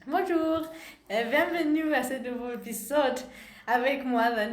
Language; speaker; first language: French; non-native, learner; Spanish